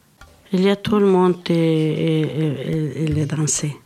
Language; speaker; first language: French; non-native, learner; Kurdish